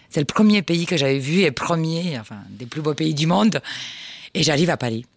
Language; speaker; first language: French; non-native, fluent; Romanian